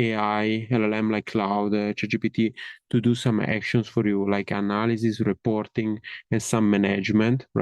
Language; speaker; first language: English; non-native, fluent; Italian